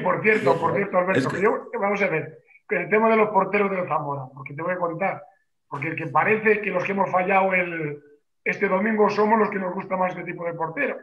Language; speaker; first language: Spanish; native; Spanish